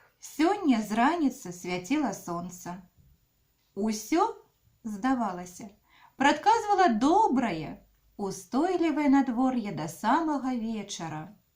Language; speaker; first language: Belarusian; non-native, local second language; Russian